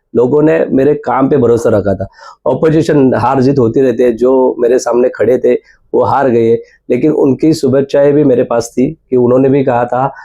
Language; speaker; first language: Hindi; non-native, local second language; Marathi